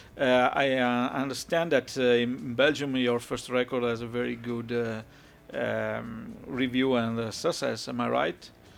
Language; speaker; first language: English; non-native, fluent; Italian